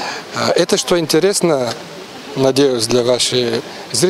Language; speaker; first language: Russian; non-native, learner; Georgian